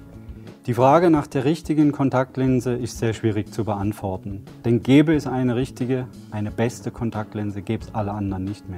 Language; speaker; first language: German; native; German